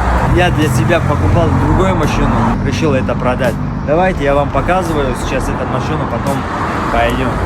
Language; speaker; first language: Russian; non-native, learner; Tajik